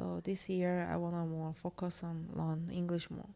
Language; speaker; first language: English; non-native, learner; Korean